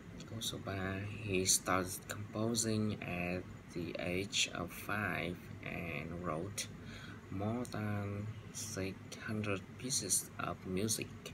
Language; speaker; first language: English; non-native, learner; Vietnamese